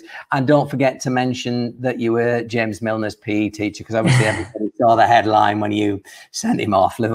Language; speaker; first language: English; native; English